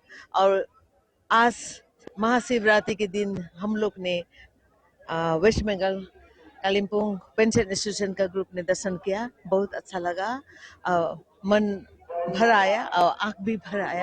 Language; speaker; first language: Hindi; non-native, local second language; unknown